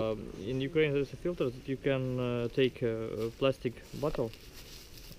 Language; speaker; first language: English; non-native, learner; Ukrainian